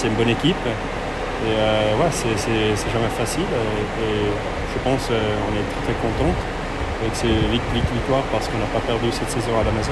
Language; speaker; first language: French; non-native, learner; German